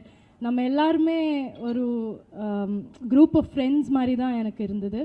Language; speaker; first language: Tamil; non-native, local second language; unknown